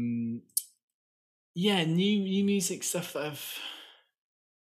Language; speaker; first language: English; native; English